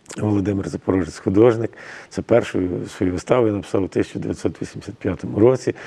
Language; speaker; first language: Ukrainian; native; Ukrainian